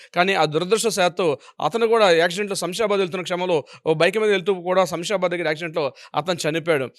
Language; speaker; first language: Telugu; native; Telugu